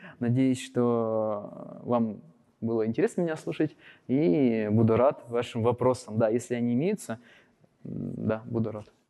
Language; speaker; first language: Russian; native; Russian